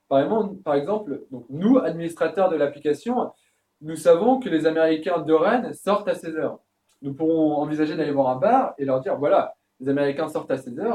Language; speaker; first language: French; native; French